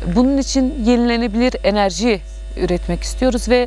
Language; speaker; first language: Turkish; native; Turkish